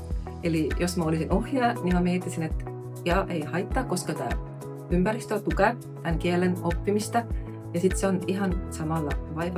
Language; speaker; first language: Finnish; non-native, fluent; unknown